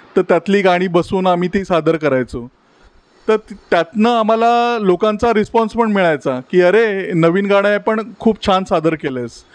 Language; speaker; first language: Marathi; native; Marathi